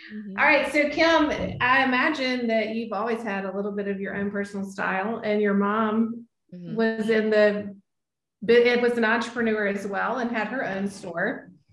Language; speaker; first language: English; native; English